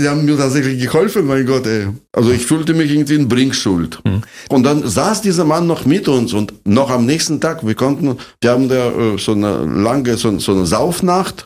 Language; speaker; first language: German; non-native, fluent; Russian